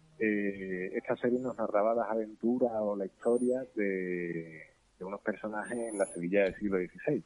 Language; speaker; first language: Spanish; native; Spanish